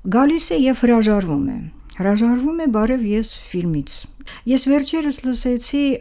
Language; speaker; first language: Armenian; native; Armenian